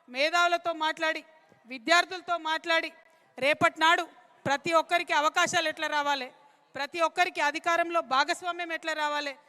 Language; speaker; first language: Telugu; native; Telugu